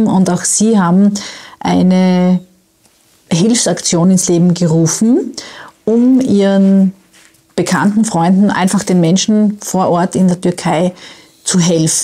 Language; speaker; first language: German; native; German